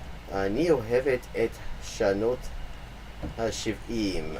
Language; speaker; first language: Hebrew; non-native, learner; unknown